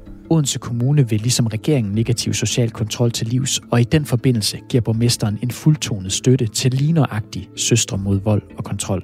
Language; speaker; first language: Danish; native; Danish